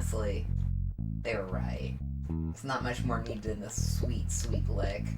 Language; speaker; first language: English; native; English